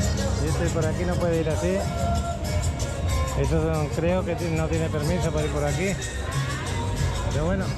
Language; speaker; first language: Spanish; native; Spanish